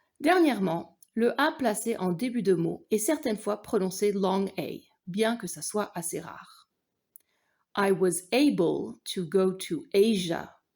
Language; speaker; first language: French; non-native, fluent; English